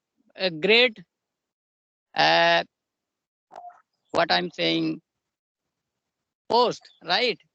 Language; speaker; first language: English; non-native, learner; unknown